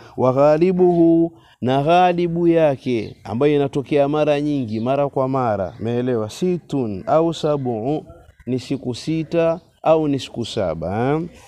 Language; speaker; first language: Swahili; native; Swahili